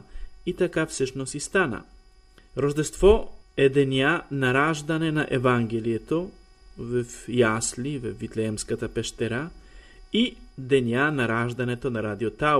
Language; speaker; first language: Bulgarian; non-native, fluent; Polish